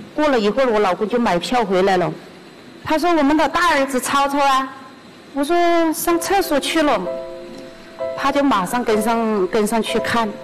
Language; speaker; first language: Chinese; native; Chinese